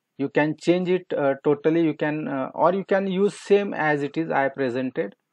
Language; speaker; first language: English; non-native, local second language; Marathi